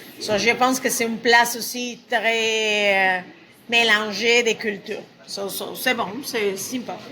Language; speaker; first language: French; non-native, fluent; Spanish